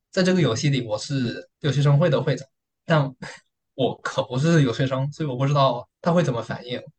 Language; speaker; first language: Chinese; non-native, learner; English